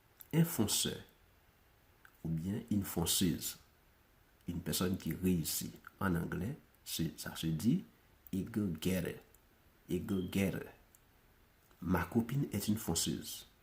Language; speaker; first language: French; non-native, local second language; Haitian Creole